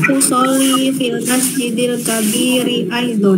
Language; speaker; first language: Arabic; non-native, learner; Indonesian